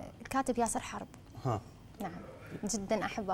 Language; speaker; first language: Arabic; native; Arabic